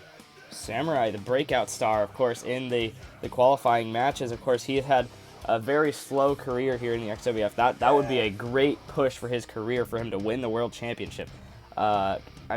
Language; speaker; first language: English; native; English